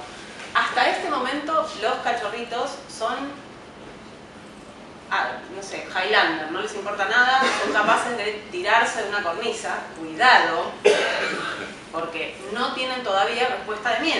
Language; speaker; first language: Spanish; native; Spanish